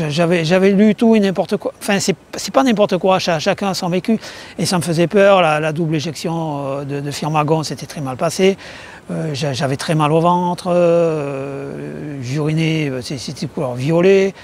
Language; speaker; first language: French; native; French